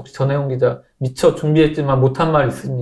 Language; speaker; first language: Korean; native; Korean